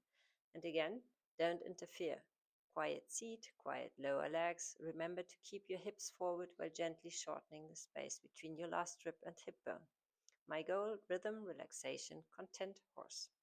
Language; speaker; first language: English; non-native, fluent; German